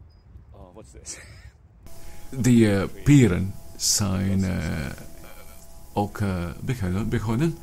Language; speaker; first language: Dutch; non-native, learner; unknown